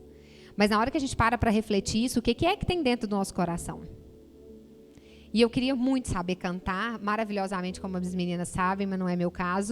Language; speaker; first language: Portuguese; native; Portuguese